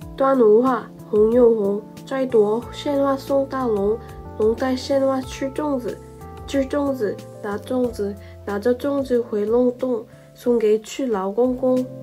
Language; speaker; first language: Chinese; non-native, learner; Korean